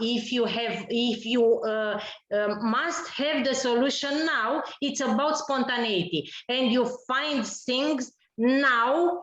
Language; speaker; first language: English; non-native, learner; Romanian